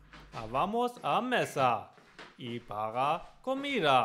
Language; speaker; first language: Spanish; non-native, learner; German